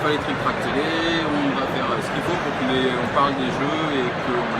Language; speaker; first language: French; native; French